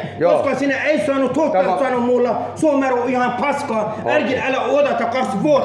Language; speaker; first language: Finnish; non-native, learner; Turkish